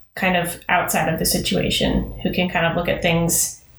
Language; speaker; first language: English; native; English